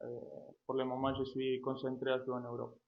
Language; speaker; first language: French; non-native, fluent; Spanish